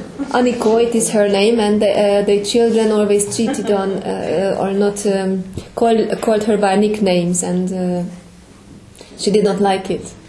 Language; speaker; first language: English; non-native, fluent; Hungarian